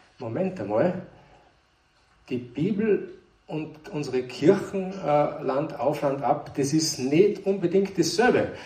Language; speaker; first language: German; native; German